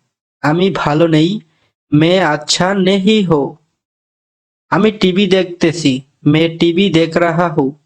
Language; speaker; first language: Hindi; non-native, fluent; Bangla